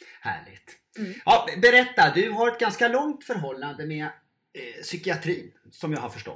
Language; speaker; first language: Swedish; native; Swedish